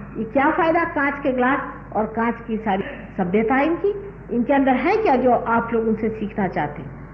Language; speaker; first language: Hindi; non-native, local second language; Marathi